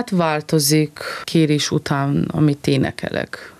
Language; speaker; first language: Hungarian; early bilingual, heritage; Hungarian